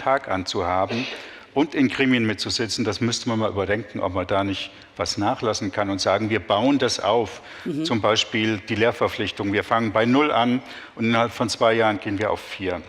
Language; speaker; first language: German; native; German